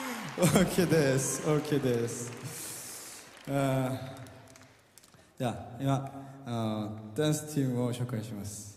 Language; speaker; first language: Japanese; non-native, fluent; Korean